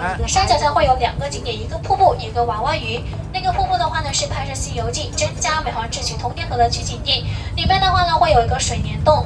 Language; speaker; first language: Chinese; native; Chinese